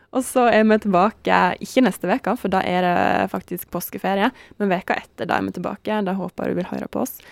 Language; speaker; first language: Norwegian; native; Norwegian